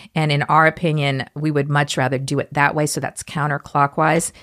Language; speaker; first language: English; native; English